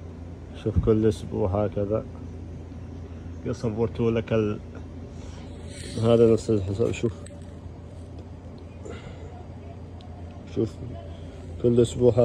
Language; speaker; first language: Arabic; non-native, learner; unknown